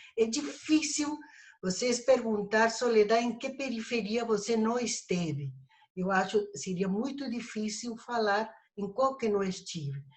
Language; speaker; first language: Portuguese; non-native, fluent; Spanish